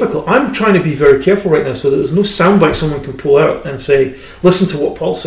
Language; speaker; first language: English; native; English